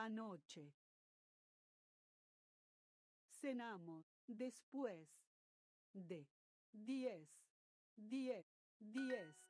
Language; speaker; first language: Spanish; non-native, learner; Czech